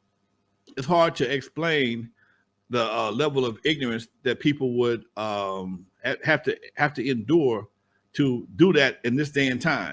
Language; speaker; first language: English; native; English